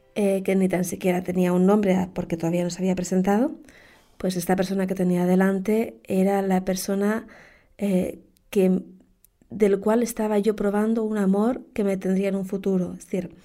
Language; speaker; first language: Spanish; native; Spanish